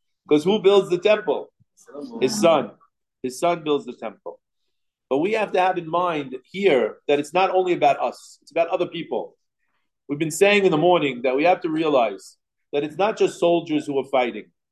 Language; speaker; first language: English; native; English